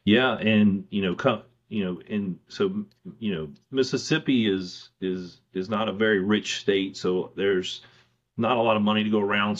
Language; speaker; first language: English; native; English